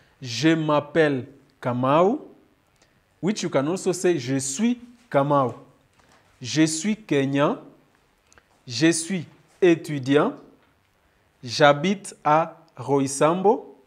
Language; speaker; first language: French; non-native, learner; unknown